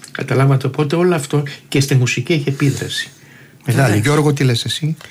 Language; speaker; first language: Greek; native; Greek